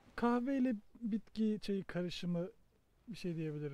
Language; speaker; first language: Turkish; native; Turkish